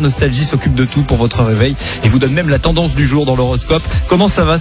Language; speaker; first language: French; native; French